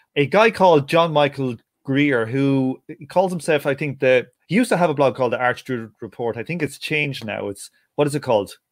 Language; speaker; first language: English; native; English